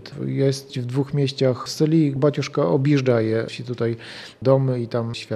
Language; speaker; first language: Polish; non-native, local second language; Ukrainian